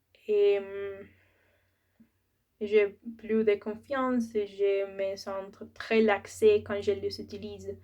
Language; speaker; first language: French; non-native, learner; Spanish